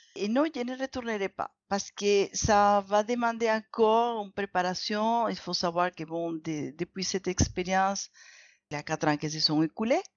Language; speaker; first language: French; non-native, fluent; Spanish